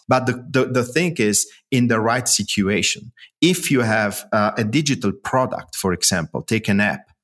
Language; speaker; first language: English; non-native, fluent; Italian